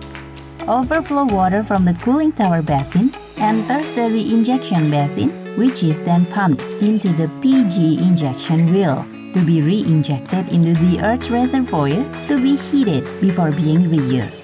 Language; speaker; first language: English; non-native, fluent; Indonesian